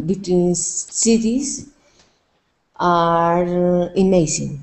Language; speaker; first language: English; non-native, learner; Spanish